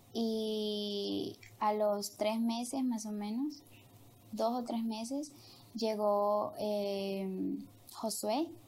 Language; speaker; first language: Spanish; native; Spanish